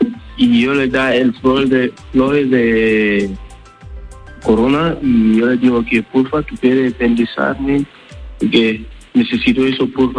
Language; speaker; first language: Spanish; non-native, learner; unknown